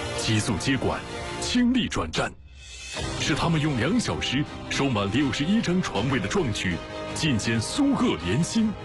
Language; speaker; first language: Chinese; native; Chinese